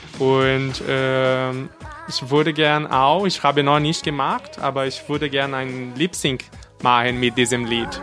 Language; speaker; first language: German; non-native, fluent; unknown